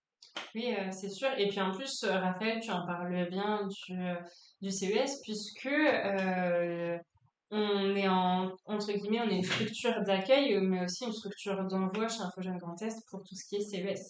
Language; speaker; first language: French; native; French